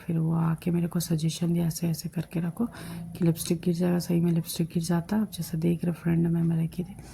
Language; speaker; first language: Hindi; non-native, local second language; Bangla